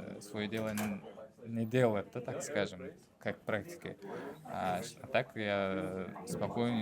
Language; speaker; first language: Russian; non-native, learner; Uzbek